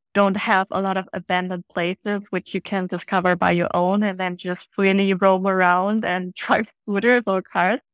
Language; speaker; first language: English; non-native, fluent; German